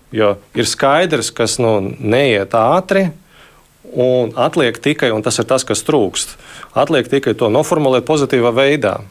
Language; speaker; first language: Latvian; non-native, local second language; Russian